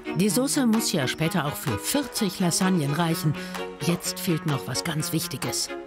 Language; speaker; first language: German; native; German